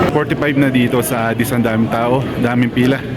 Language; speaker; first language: Filipino; non-native, local second language; Pampanga